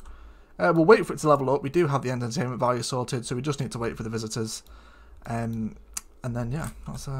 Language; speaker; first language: English; native; English